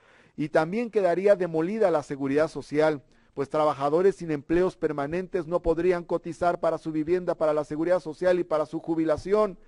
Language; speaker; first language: Spanish; native; Spanish